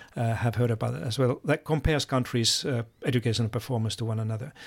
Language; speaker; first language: English; non-native, fluent; Finnish